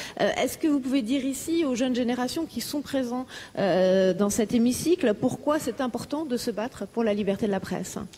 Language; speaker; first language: French; native; French